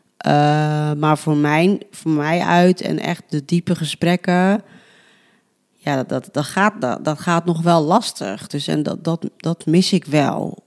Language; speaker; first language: Dutch; early bilingual, other home language; Spanish